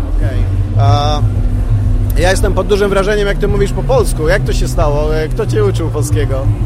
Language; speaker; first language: Polish; native; Polish